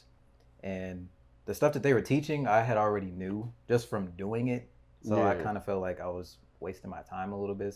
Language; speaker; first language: English; native; English